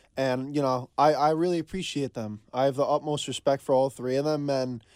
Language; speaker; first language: English; native; English